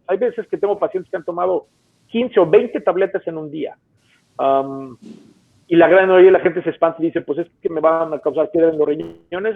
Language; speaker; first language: Spanish; native; Spanish